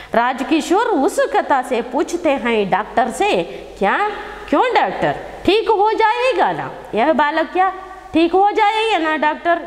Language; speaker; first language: Hindi; non-native, local second language; Kannada